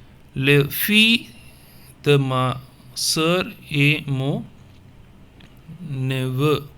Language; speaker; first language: French; non-native, fluent; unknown